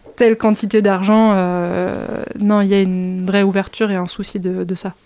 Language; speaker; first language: French; native; French